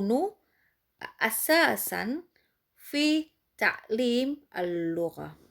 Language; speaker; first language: Arabic; non-native, fluent; Indonesian